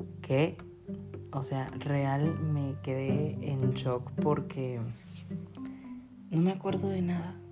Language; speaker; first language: Spanish; native; Spanish